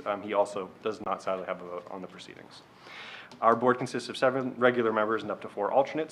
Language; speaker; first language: English; native; English